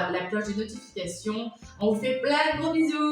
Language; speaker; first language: French; native; French